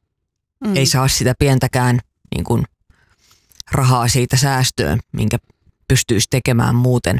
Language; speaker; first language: Finnish; native; Finnish